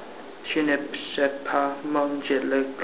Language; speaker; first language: French; non-native, learner; English